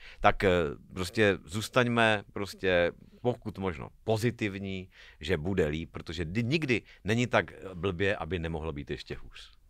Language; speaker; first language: Czech; native; Czech